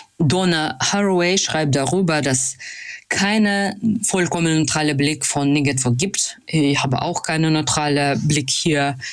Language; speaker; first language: German; non-native, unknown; Russian